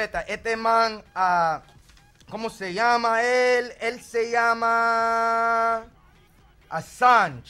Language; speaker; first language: Spanish; early bilingual, heritage; Spanish